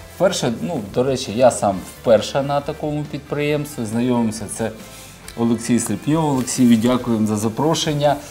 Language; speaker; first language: Ukrainian; native; Ukrainian